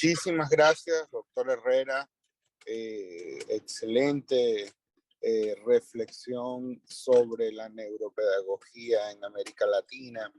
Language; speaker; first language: Spanish; native; Spanish